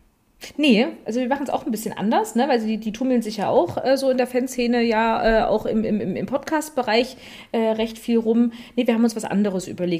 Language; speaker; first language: German; native; German